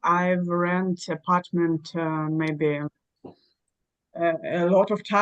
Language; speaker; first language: English; non-native, learner; Russian